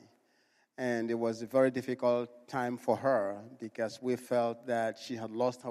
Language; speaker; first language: English; non-native, local second language; Igbo